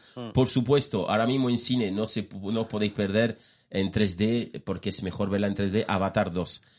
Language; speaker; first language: Spanish; non-native, fluent; French